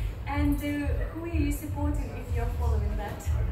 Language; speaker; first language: English; non-native, fluent; Russian